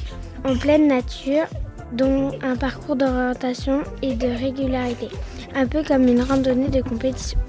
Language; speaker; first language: French; native; French